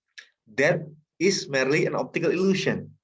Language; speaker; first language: English; non-native, fluent; Indonesian